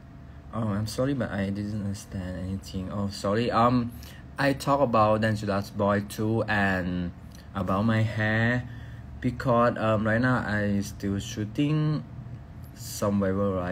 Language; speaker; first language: English; non-native, learner; Thai